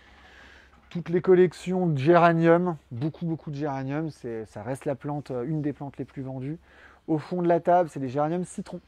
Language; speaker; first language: French; native; French